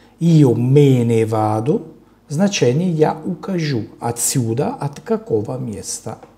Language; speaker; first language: Russian; non-native, learner; Italian